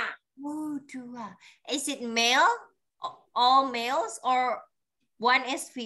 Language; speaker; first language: English; non-native, fluent; Indonesian